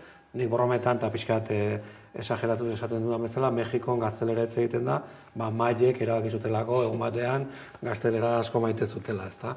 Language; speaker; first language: Basque; native; Basque